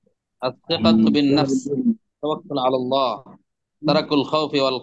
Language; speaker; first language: Arabic; non-native, learner; Bangla